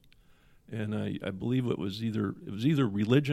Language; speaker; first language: English; native; English